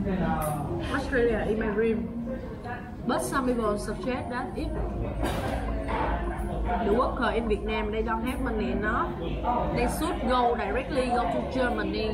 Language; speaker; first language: English; non-native, learner; Vietnamese